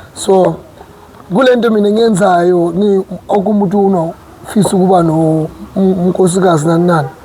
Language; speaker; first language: Zulu; non-native, local second language; Northern Sotho